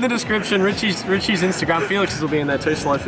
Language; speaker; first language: English; native; English